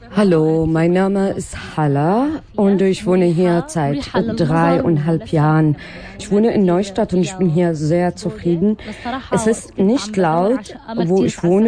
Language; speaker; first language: German; non-native, learner; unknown